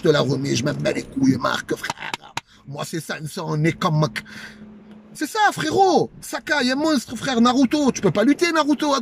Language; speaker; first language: French; native; French